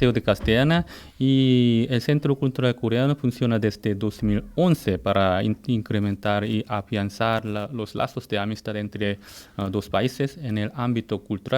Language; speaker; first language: Spanish; non-native, fluent; Korean